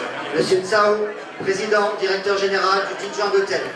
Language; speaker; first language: French; native; French